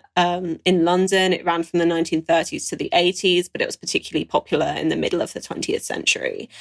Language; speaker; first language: English; native; English